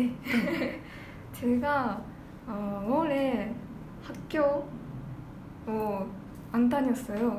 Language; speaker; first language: Korean; non-native, learner; Japanese